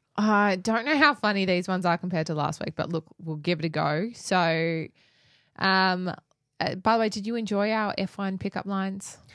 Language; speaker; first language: English; native; English